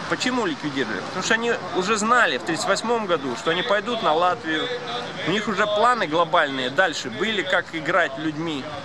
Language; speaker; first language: Russian; non-native, local second language; Latvian